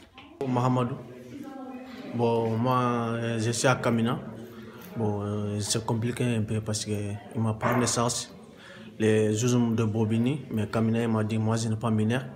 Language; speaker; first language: French; non-native, learner; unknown